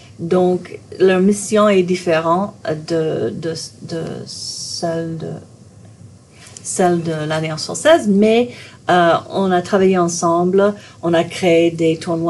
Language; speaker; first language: French; non-native, fluent; English